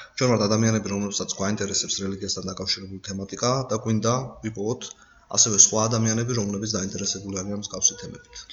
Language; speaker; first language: Georgian; native; Georgian